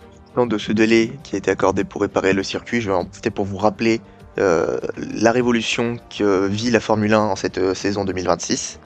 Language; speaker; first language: French; native; French